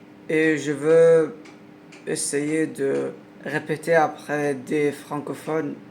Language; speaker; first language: French; non-native, learner; Arabic